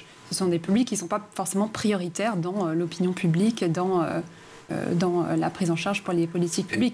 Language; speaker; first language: French; native; French